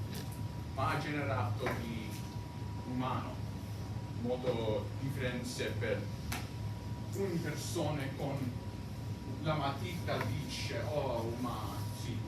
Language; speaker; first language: Italian; non-native, learner; English